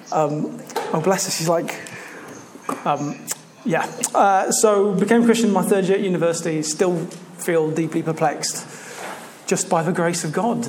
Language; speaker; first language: English; native; English